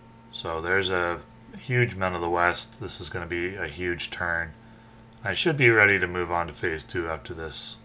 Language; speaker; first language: English; native; English